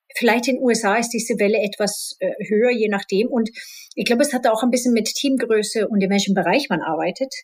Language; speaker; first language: German; non-native, fluent; Swedish